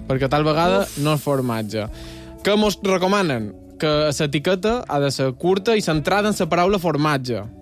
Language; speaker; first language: Catalan; native; Catalan